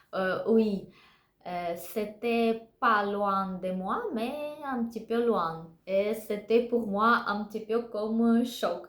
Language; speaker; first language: French; non-native, learner; Russian